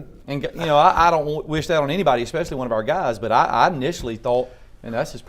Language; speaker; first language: English; native; English